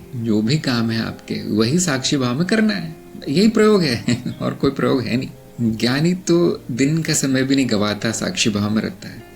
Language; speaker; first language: Hindi; non-native, local second language; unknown